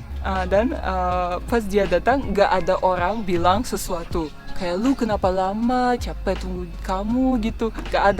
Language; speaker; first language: Indonesian; non-native, fluent; Russian